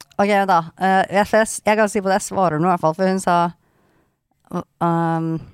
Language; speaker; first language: Norwegian; native; Norwegian